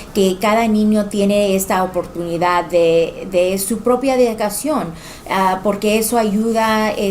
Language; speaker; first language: Spanish; early bilingual, heritage; Spanish